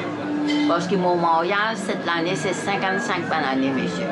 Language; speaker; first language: French; non-native, local second language; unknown